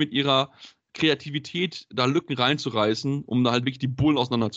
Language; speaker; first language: German; native; German